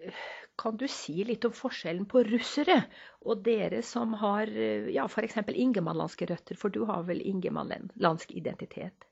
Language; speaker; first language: Norwegian; native; Norwegian